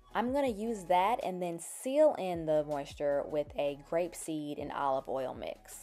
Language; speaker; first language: English; native; English